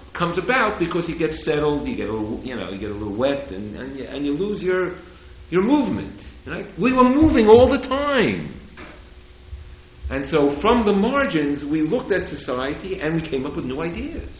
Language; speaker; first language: English; native; English